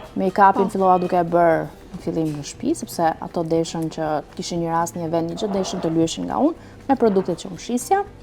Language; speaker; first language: Albanian; early bilingual, heritage; Albanian